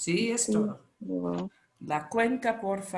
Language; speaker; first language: Spanish; non-native, learner; English